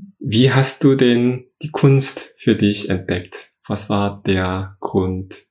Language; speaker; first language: German; non-native, fluent; Korean